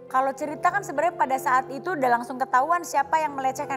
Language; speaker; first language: Indonesian; native; Indonesian